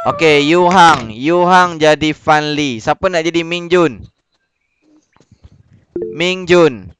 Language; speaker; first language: Malay; native; Malay